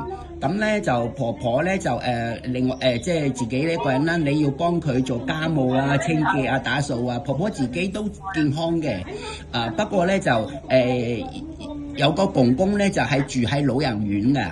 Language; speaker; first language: Cantonese; native; Cantonese